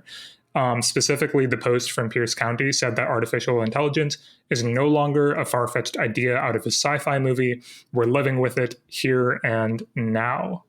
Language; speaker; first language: English; native; English